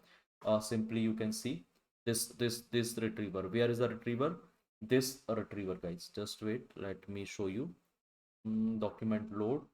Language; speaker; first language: English; non-native, local second language; Hindi